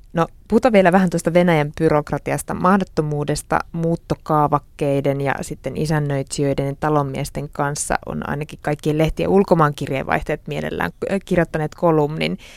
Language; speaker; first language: Finnish; native; Finnish